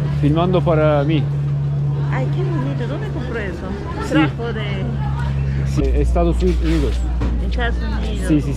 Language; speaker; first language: Spanish; non-native, learner; Turkish